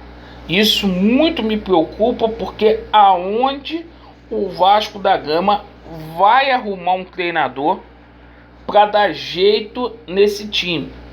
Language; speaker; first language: Portuguese; native; Portuguese